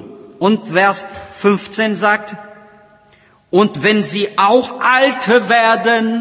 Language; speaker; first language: German; non-native, learner; Portuguese